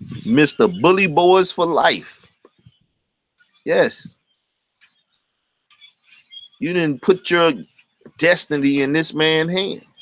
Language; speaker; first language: English; native; English